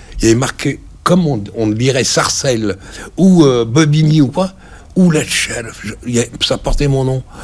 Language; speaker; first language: French; early bilingual, other home language; Arabic